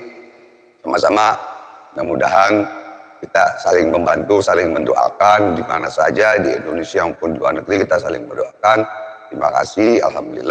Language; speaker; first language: Indonesian; native; Indonesian